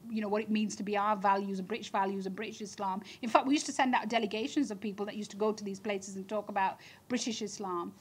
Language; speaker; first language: English; native; English